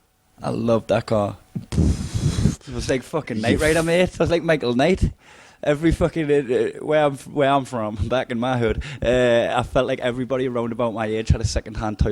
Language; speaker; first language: English; native; English